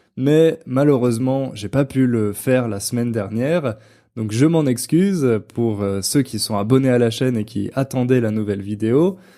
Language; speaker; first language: French; native; French